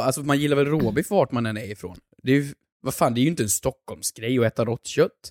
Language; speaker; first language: Swedish; native; Swedish